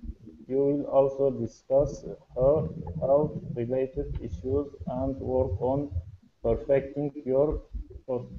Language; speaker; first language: English; non-native, learner; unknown